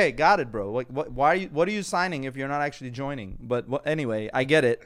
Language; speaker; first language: English; non-native, fluent; Persian